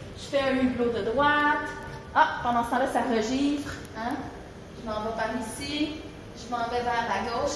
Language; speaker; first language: French; native; French